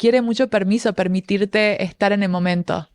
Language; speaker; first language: Spanish; native; Spanish